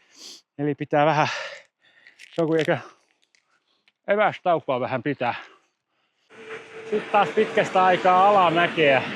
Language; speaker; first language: Finnish; native; Finnish